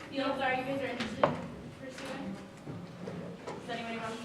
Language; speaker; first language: English; native; English